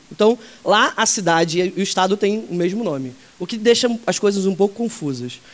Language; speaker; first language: Portuguese; native; Portuguese